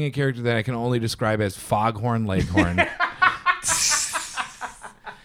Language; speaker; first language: English; native; English